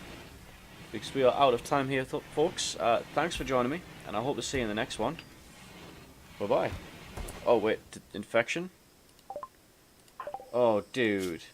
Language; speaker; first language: English; native; English